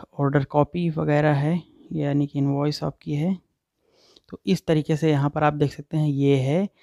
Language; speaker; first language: Hindi; native; Hindi